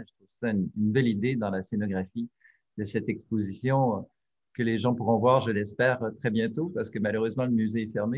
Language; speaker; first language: French; native; French